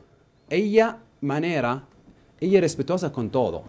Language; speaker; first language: Spanish; non-native, learner; Arabic